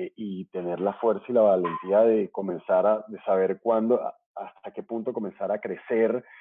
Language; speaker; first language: Spanish; native; Spanish